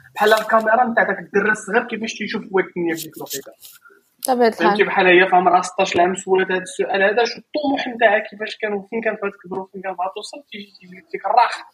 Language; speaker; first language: Arabic; native; Arabic